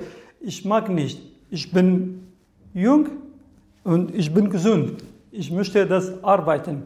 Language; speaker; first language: German; non-native, learner; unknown